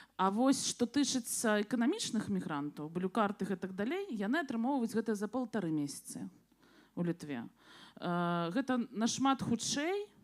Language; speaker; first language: Belarusian; non-native, local second language; Russian